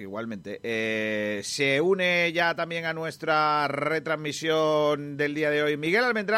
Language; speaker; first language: Spanish; native; Spanish